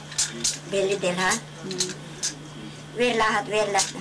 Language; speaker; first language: Turkish; native; Turkish